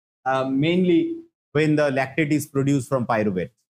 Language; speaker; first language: English; non-native, local second language; Bangla